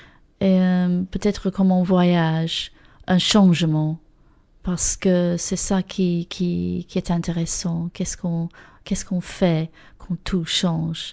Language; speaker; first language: French; non-native, learner; English